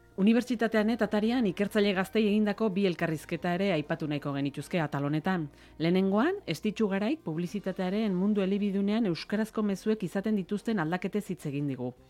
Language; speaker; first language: Basque; native; Basque